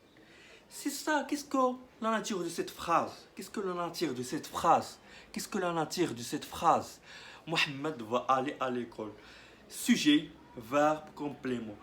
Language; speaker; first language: French; non-native, learner; Arabic